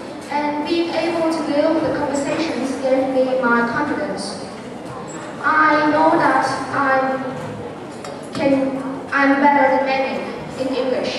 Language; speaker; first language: English; non-native, fluent; Vietnamese